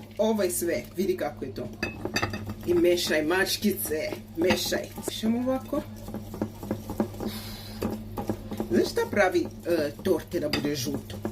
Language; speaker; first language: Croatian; early bilingual, heritage; Serbian